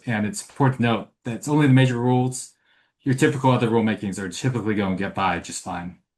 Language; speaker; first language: English; native; English